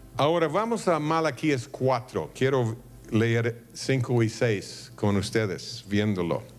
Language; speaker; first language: Spanish; non-native, fluent; English